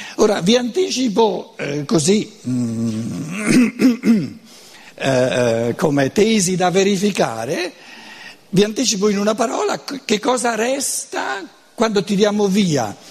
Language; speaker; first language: Italian; non-native, local second language; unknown